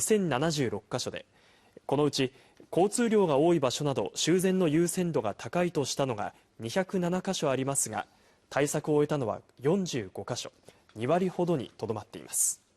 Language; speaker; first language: Japanese; native; Japanese